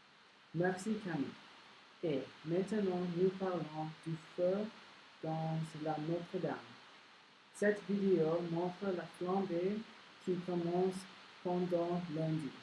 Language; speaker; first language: French; non-native, learner; English